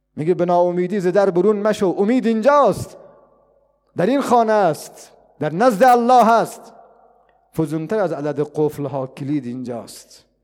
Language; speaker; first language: Persian; non-native, local second language; Baluchi